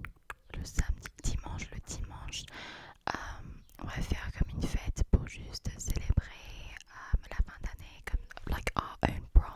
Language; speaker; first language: French; early bilingual, heritage; English